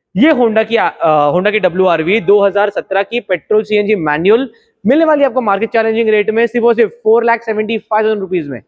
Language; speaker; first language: Hindi; non-native, local second language; Marathi